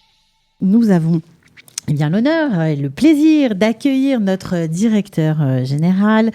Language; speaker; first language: French; native; French